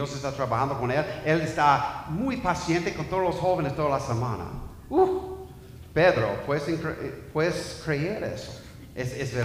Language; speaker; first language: Spanish; non-native, fluent; English